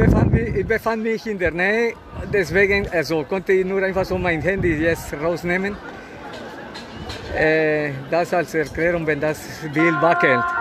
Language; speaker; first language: German; non-native, fluent; Spanish